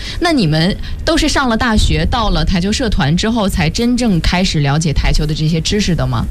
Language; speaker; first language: Chinese; native; Chinese